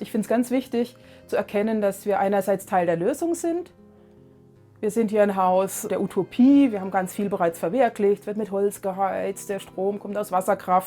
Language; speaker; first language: German; native; German